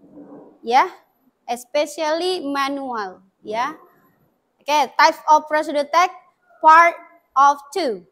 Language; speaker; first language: English; non-native, learner; Indonesian